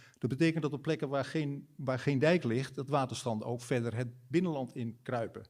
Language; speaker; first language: Dutch; native; Dutch